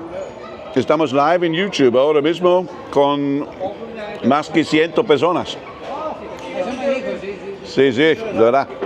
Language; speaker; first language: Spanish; non-native, learner; English